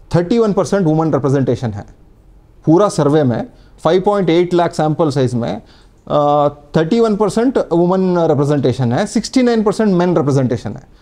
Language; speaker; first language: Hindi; non-native, local second language; Kannada